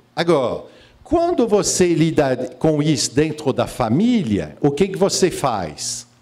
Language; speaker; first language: Portuguese; non-native, fluent; French